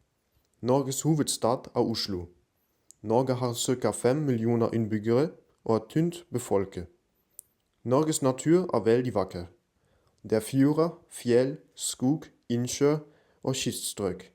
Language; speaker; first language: Norwegian; non-native, learner; German